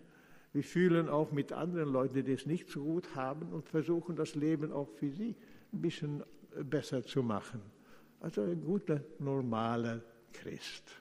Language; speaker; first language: German; non-native, fluent; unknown